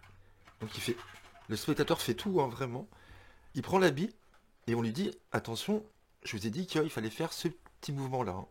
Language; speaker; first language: French; native; French